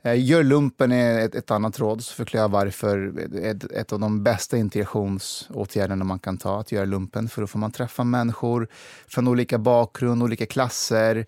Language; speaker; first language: Swedish; early bilingual, other home language; Persian